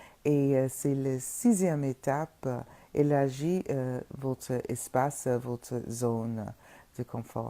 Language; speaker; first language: French; non-native, fluent; English